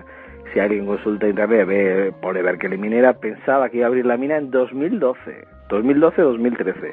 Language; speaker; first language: Spanish; native; Spanish